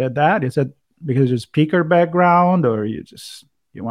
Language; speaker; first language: English; non-native, fluent; Italian